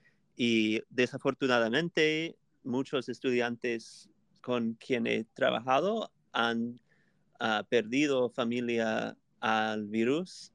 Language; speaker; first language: Spanish; non-native, fluent; English